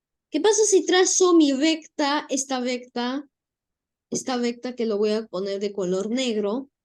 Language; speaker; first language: Spanish; native; Spanish